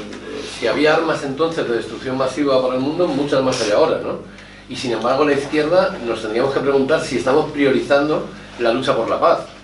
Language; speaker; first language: Spanish; native; Spanish